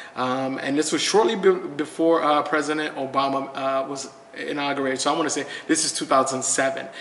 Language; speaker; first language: English; native; English